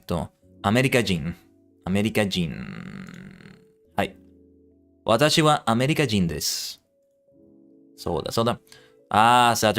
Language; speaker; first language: Japanese; non-native, learner; English